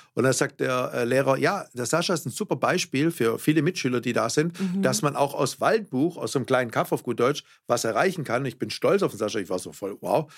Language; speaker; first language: German; native; German